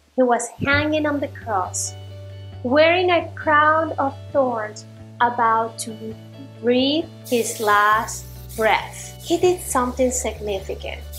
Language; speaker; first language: English; non-native, fluent; Spanish